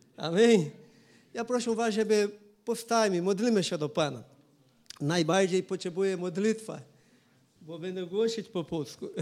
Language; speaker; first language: Polish; non-native, learner; Portuguese